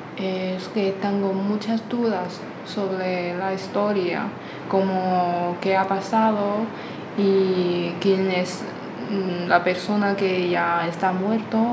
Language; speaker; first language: Spanish; non-native, fluent; Chinese